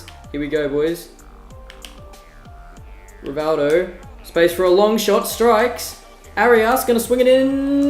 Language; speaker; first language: English; native; English